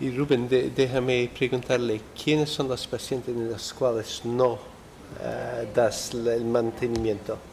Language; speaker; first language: Spanish; non-native, fluent; Dutch